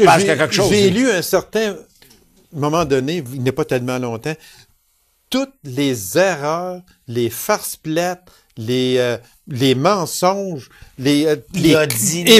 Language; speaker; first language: French; native; French